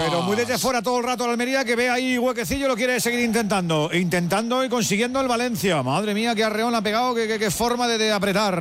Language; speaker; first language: Spanish; native; Spanish